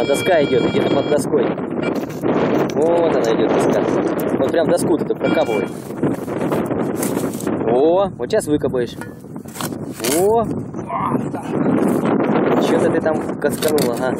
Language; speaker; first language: Russian; native; Russian